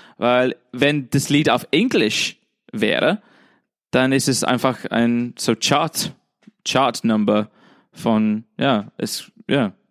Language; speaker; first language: German; non-native, fluent; English